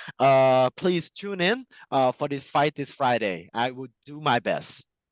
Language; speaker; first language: English; non-native, fluent; Thai